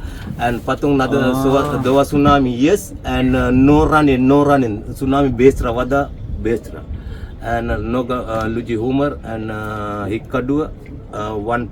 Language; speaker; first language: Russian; non-native, learner; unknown